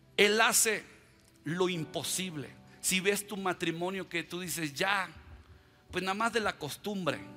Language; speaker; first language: Spanish; native; Spanish